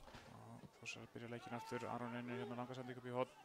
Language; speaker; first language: Icelandic; native; Icelandic